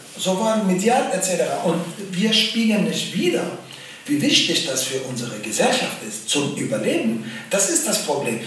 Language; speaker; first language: German; non-native, fluent; Arabic